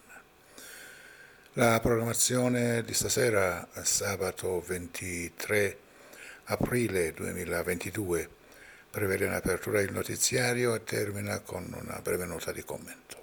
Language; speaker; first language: Italian; non-native, fluent; Persian